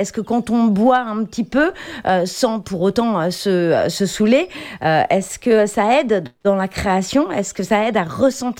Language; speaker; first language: French; native; French